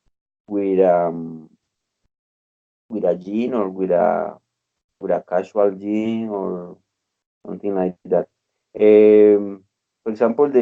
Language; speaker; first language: English; non-native, learner; Spanish